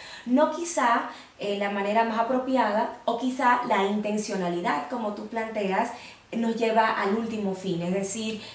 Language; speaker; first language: Spanish; native; Spanish